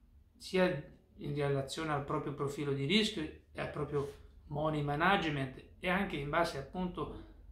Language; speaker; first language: Italian; native; Italian